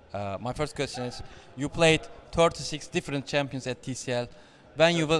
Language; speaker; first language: English; non-native, learner; Turkish